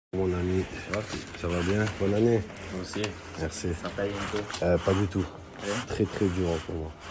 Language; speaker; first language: French; native; French